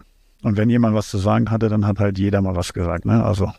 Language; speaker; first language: German; native; German